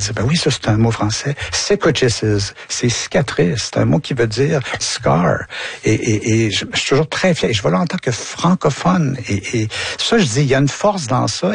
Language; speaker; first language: French; native; French